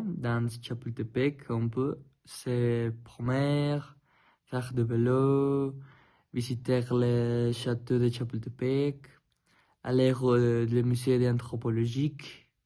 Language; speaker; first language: French; non-native, learner; Spanish